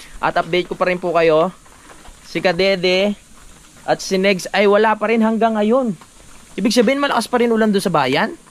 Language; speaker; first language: Filipino; native; Filipino